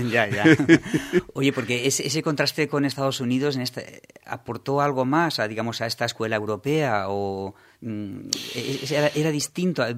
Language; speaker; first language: Spanish; native; Spanish